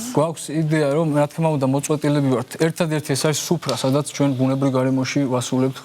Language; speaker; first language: Georgian; native; Georgian